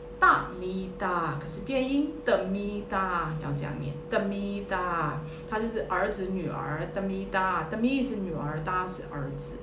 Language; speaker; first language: Chinese; early bilingual, heritage; Chinese